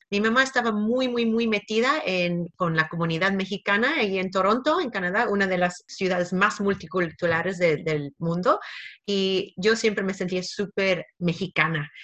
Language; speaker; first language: Spanish; early bilingual, heritage; Spanish